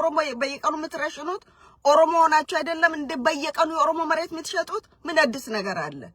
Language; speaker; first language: Amharic; non-native, local second language; Oromo